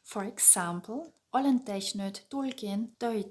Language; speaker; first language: Finnish; non-native, fluent; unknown